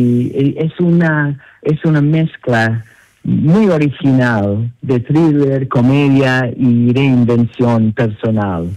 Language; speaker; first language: Spanish; non-native, fluent; English